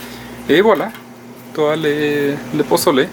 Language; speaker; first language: French; non-native, fluent; Spanish